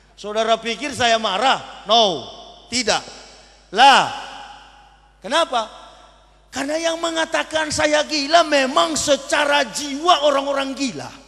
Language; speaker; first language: Indonesian; native; Indonesian